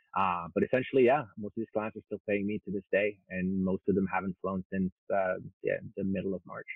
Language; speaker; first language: English; non-native, local second language; French